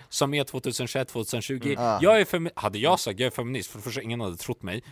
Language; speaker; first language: Swedish; early bilingual, other home language; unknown